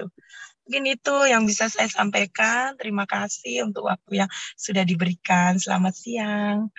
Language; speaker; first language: Indonesian; native; Indonesian